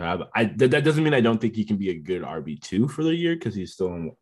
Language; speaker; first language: English; native; English